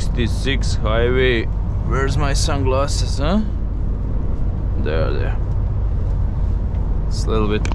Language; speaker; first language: English; non-native, fluent; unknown